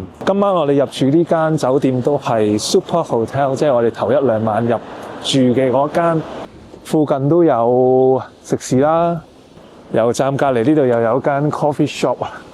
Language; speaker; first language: Cantonese; native; Cantonese